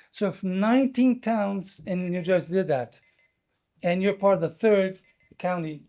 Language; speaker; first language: English; non-native, fluent; Portuguese